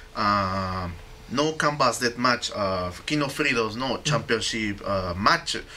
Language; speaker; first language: Japanese; non-native, learner; Spanish